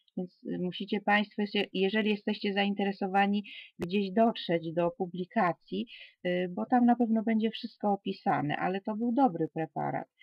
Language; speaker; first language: Polish; native; Polish